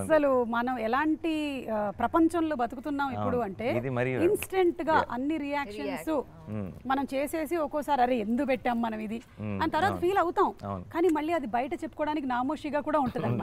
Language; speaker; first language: Telugu; native; Telugu